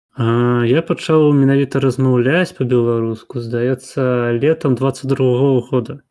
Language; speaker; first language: Belarusian; non-native, local second language; Russian